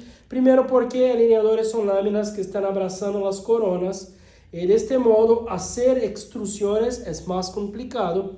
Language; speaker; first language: Spanish; non-native, fluent; Portuguese